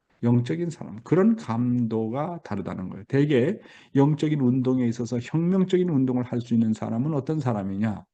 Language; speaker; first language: Korean; native; Korean